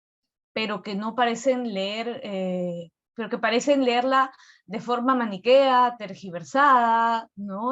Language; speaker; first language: Spanish; native; Spanish